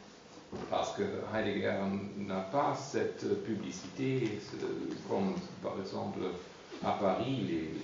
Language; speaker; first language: French; non-native, fluent; German